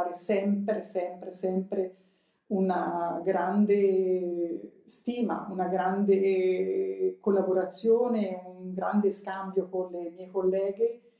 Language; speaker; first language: Italian; native; Italian